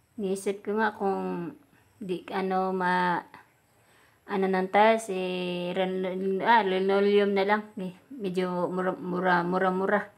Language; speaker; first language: Filipino; non-native, local second language; Cebuano